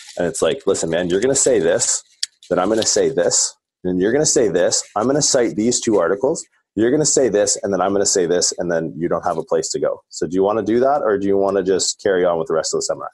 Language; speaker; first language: English; native; English